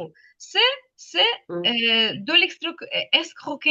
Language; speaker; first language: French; non-native, fluent; Ukrainian